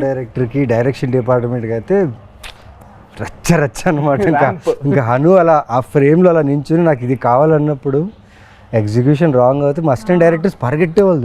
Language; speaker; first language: Telugu; native; Telugu